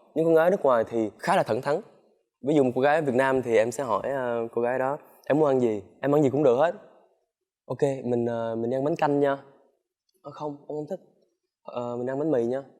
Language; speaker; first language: Vietnamese; early bilingual, heritage; Vietnamese